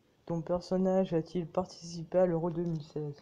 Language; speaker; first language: French; native; French